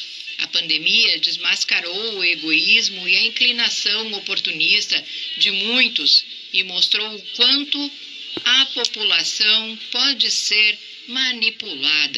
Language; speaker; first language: Portuguese; native; Portuguese